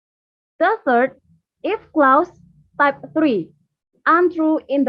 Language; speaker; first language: English; non-native, learner; Indonesian